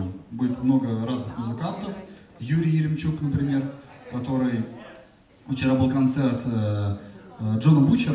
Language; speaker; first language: Russian; native; Russian